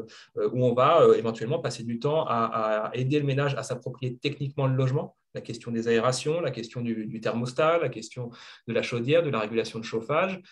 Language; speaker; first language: French; native; French